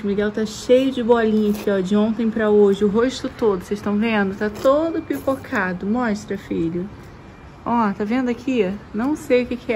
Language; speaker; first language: Portuguese; native; Portuguese